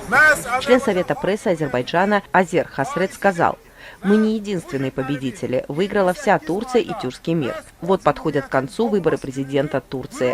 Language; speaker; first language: Russian; native; Russian